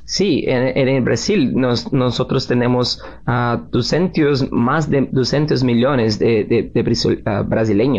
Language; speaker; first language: Spanish; non-native, learner; Portuguese